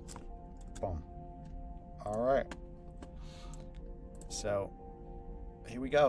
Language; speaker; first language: English; native; English